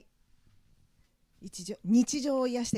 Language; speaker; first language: Japanese; native; Japanese